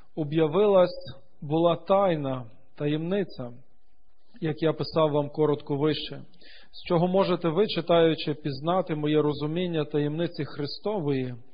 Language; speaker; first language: Ukrainian; native; Ukrainian